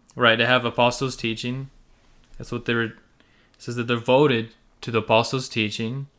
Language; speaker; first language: English; early bilingual, other home language; Russian